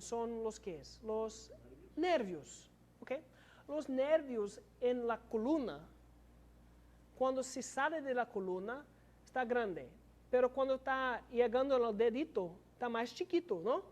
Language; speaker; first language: Spanish; non-native, learner; English